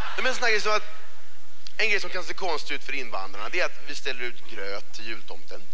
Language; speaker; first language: Swedish; early bilingual, other home language; Persian